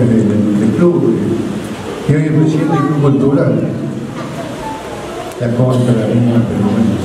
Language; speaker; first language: Spanish; native; Spanish